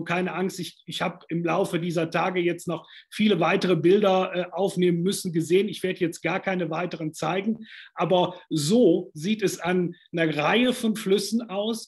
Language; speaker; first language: German; native; German